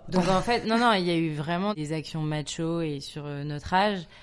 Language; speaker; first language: French; native; French